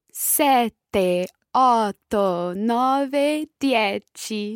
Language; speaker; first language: Italian; non-native, learner; English